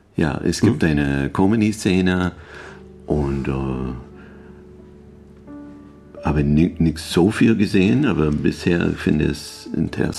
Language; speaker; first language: German; non-native, learner; English